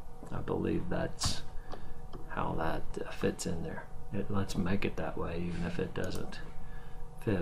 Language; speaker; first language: English; native; English